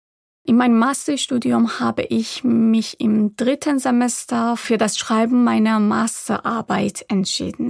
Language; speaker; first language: German; non-native, fluent; Persian